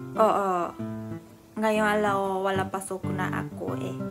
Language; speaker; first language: Filipino; non-native, learner; Japanese